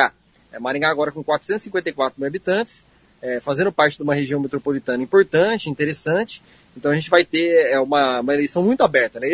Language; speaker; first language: Portuguese; native; Portuguese